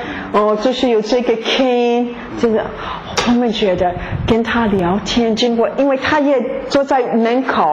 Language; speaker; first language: Chinese; non-native, fluent; English